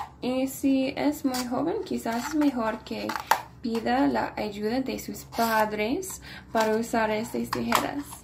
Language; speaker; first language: Spanish; non-native, fluent; English